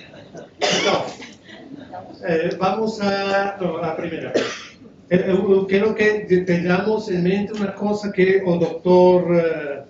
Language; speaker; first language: Portuguese; non-native, learner; Spanish